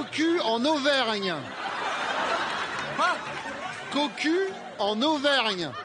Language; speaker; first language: French; native; French